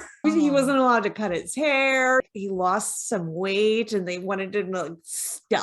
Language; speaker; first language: English; native; English